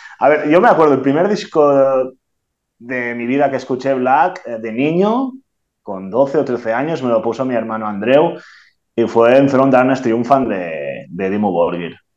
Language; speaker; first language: Spanish; non-native, local second language; Catalan